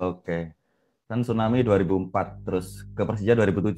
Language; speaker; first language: Indonesian; native; Indonesian